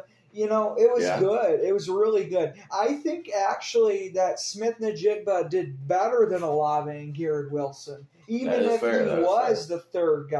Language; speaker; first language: English; native; English